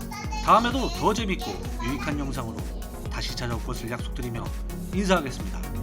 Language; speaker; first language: Korean; native; Korean